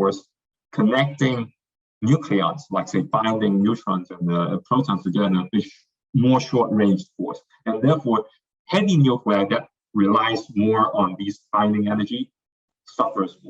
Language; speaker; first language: English; non-native, fluent; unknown